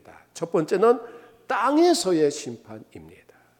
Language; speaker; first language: Korean; native; Korean